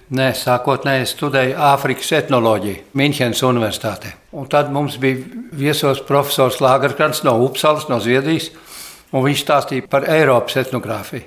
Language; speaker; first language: Latvian; early bilingual, heritage; Latvian